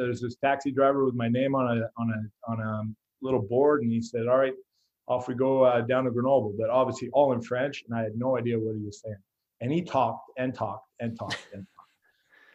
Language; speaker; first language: English; native; English